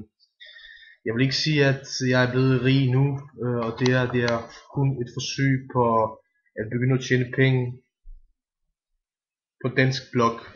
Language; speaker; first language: Danish; non-native, fluent; Bosnian